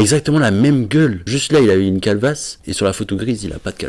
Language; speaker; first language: French; native; French